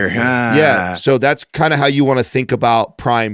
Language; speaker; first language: English; native; English